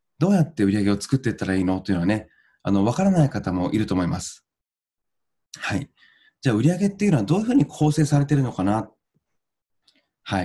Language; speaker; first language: Japanese; native; Japanese